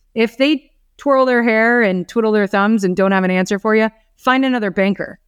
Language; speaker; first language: English; native; English